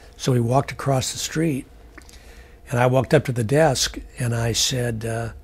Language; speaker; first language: English; native; English